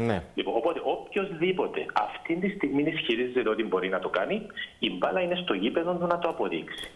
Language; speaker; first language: Greek; native; Greek